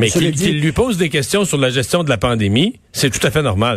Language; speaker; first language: French; native; French